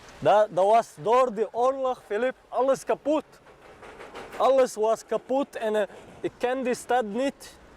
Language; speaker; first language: Dutch; non-native, learner; Chechen